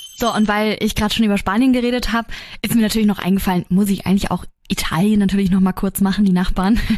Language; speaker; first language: German; native; German